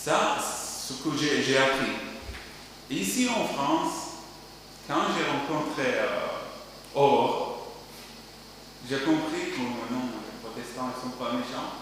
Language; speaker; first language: French; non-native, learner; Arabic